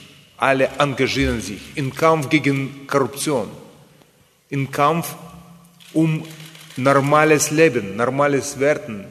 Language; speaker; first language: German; non-native, fluent; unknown